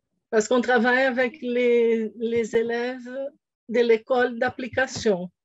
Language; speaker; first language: French; non-native, fluent; Portuguese